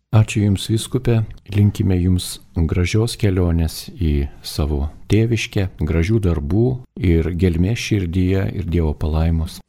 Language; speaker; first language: Lithuanian; native; Lithuanian